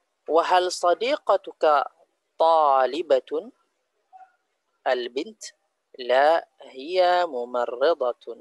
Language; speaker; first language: Arabic; non-native, fluent; Indonesian